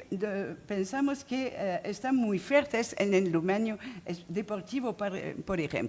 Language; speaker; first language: Spanish; non-native, fluent; French